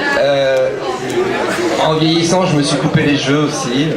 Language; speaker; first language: French; native; French